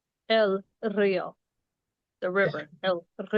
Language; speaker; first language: Spanish; non-native, learner; English